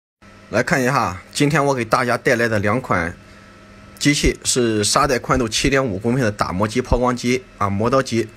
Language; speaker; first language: Chinese; native; Chinese